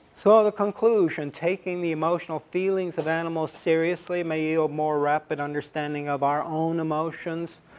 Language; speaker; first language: English; non-native, fluent; Estonian